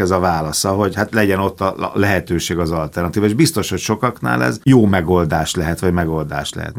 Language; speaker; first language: Hungarian; native; Hungarian